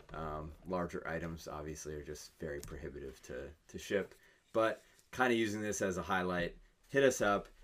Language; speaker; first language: English; native; English